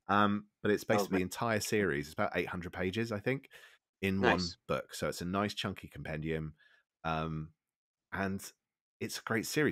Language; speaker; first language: English; native; English